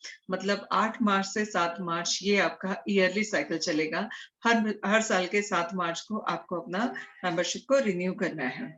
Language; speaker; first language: Hindi; native; Hindi